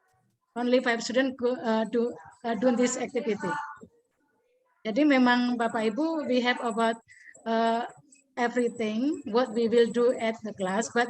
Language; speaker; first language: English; non-native, learner; Indonesian